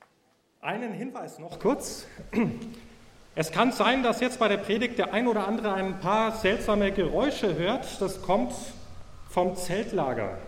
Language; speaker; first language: German; native; German